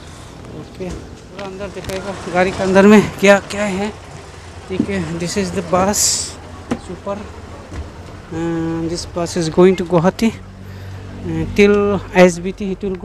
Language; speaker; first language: Hindi; non-native, local second language; Assamese